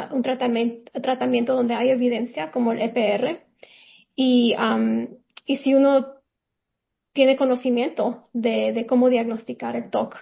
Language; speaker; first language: Spanish; early bilingual, heritage; Spanish